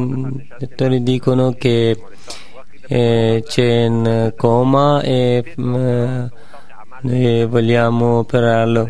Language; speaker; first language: Italian; non-native, learner; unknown